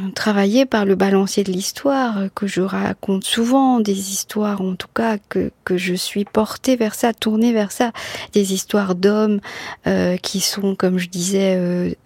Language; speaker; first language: French; non-native, local second language; Morisyen